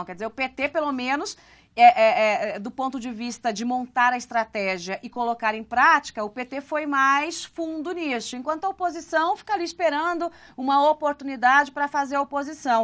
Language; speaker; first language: Portuguese; native; Portuguese